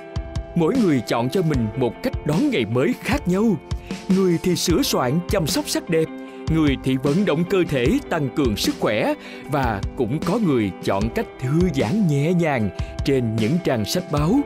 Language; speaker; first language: Vietnamese; native; Vietnamese